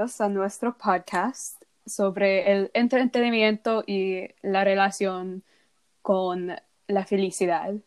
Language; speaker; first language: Spanish; non-native, learner; English